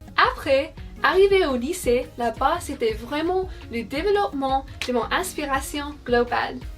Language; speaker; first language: French; non-native, fluent; English